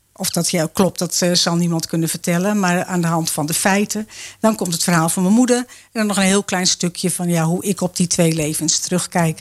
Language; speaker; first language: Dutch; native; Dutch